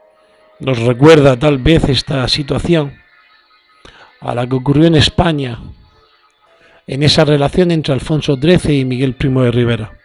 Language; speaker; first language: Spanish; native; Spanish